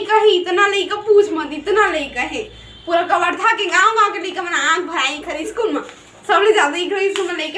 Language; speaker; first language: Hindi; non-native, local second language; Chhattisgarhi